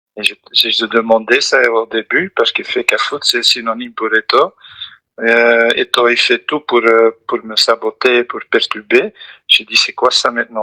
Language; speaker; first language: French; non-native, local second language; Dutch